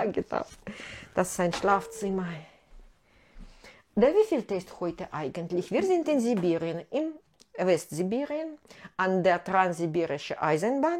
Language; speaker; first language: German; non-native, fluent; Russian